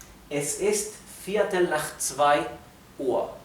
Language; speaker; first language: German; non-native, fluent; Spanish